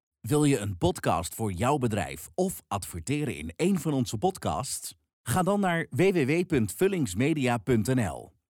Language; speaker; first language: Dutch; native; Dutch